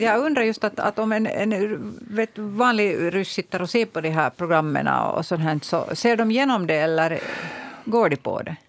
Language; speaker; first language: Swedish; native; Swedish